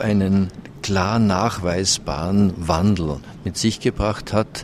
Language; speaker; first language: German; native; German